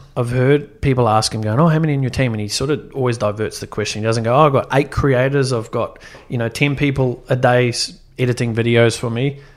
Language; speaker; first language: English; native; English